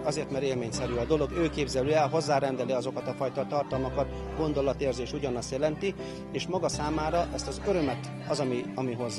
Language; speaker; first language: Hungarian; native; Hungarian